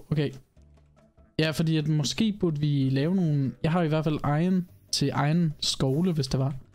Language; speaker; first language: Danish; native; Danish